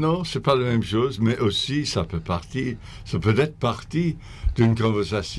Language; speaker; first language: French; non-native, fluent; English